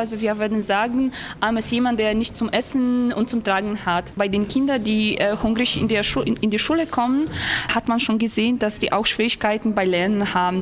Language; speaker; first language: German; non-native, fluent; Polish